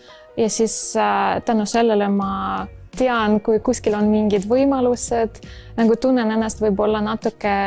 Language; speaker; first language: Estonian; non-native, fluent; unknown